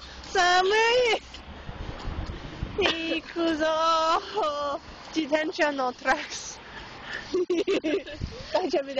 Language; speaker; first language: Japanese; non-native, learner; English